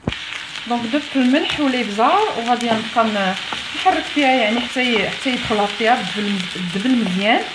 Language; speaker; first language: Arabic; native; Arabic